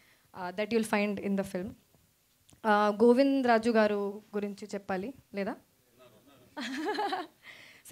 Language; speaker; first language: Telugu; early bilingual, heritage; Telugu